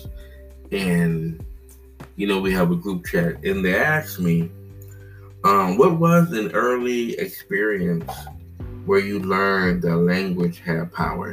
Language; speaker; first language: English; native; English